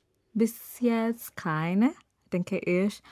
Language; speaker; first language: German; non-native, learner; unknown